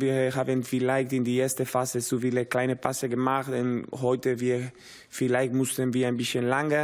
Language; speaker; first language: German; non-native, learner; Spanish